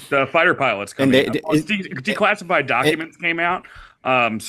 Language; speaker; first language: English; native; English